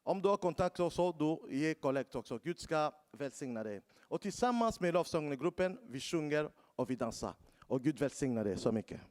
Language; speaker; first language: Swedish; non-native, learner; Lingala